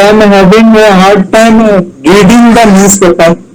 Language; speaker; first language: English; non-native, learner; Bangla